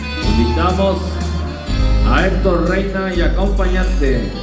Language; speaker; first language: Spanish; native; Spanish